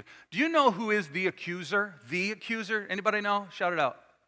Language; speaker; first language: English; native; English